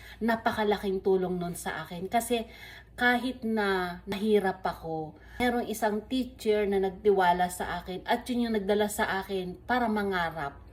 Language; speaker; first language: Filipino; non-native, local second language; Iloko